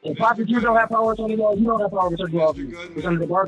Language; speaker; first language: English; native; English